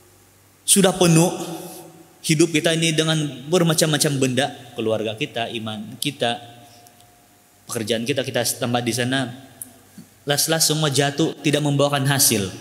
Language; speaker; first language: Malay; native; Malay